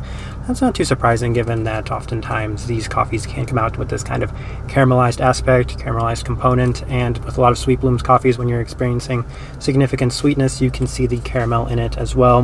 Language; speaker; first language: English; native; English